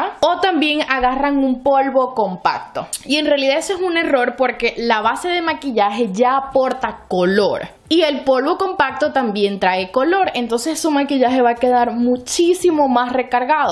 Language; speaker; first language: Spanish; native; Spanish